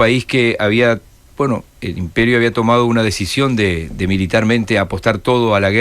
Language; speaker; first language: Spanish; native; Spanish